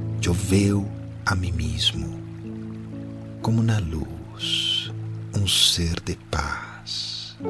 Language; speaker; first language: Spanish; non-native, fluent; Portuguese